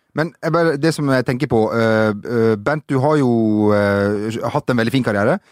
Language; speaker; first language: Norwegian; native; Norwegian